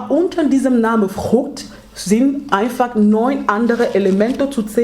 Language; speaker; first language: German; non-native, learner; French